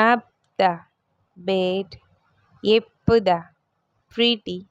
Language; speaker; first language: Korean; non-native, fluent; Hindi